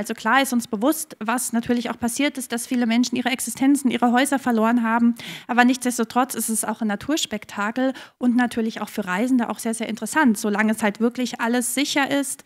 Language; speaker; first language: German; native; German